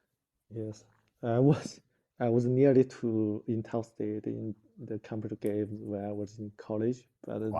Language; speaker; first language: English; non-native, learner; Chinese